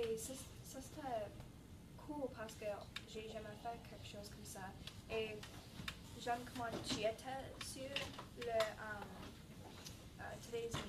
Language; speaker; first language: French; non-native, learner; English